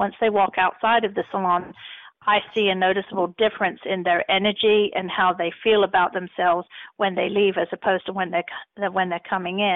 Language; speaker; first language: English; native; English